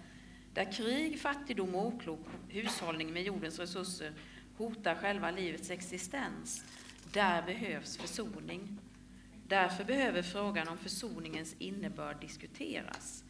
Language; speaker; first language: Swedish; native; Swedish